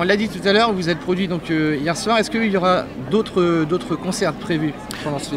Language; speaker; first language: French; native; French